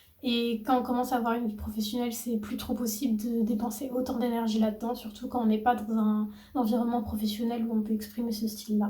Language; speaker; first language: French; native; French